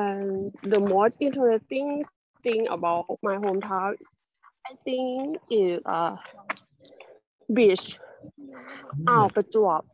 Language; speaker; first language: English; non-native, learner; Thai